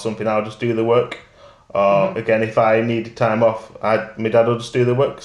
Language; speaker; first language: English; native; English